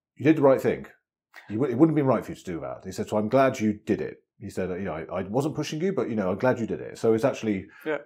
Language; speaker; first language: English; native; English